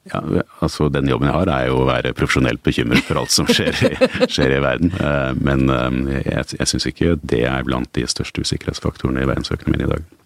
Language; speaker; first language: Norwegian; native; Norwegian